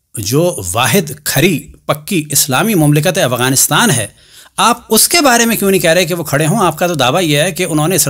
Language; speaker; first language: Urdu; native; Urdu